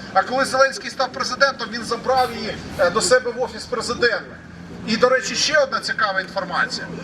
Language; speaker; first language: Ukrainian; native; Ukrainian